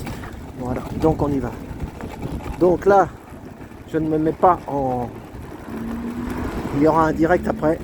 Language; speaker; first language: French; native; French